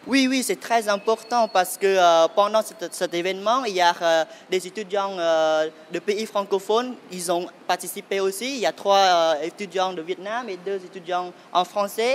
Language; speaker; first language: French; non-native, fluent; Khmer